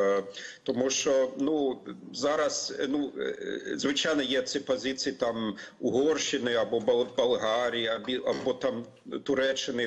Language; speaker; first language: Ukrainian; non-native, fluent; German